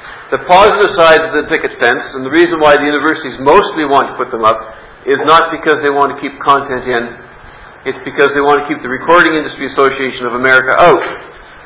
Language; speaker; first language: English; native; English